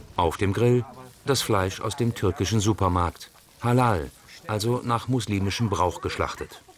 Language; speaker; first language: German; native; German